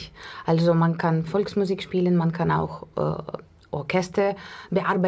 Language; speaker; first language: German; non-native, learner; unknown